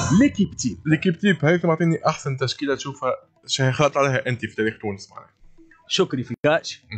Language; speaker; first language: Arabic; native; Arabic